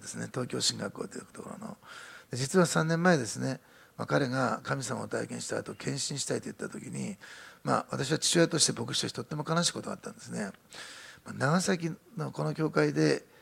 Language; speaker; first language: Japanese; native; Japanese